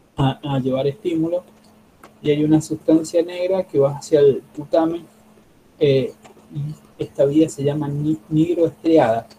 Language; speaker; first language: Spanish; native; Spanish